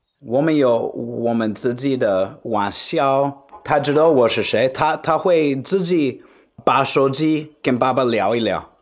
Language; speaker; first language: Chinese; non-native, fluent; English